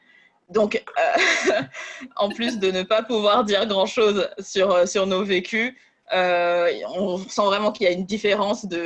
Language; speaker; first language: French; native; French